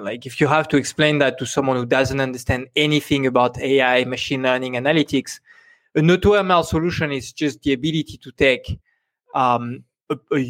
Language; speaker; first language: English; non-native, fluent; French